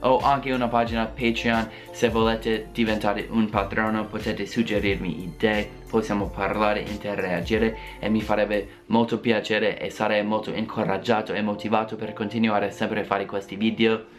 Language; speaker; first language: Italian; non-native, fluent; English